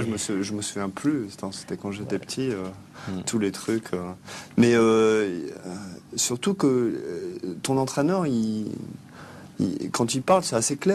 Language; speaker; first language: French; native; French